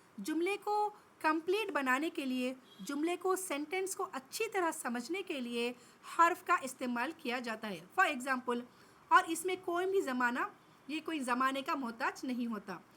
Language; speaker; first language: Urdu; native; Urdu